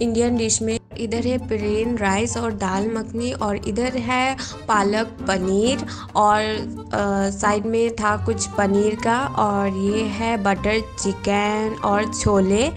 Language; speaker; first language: Hindi; non-native, local second language; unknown